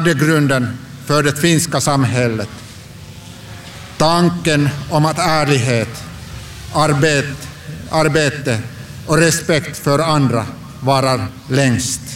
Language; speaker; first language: Swedish; non-native, local second language; Finnish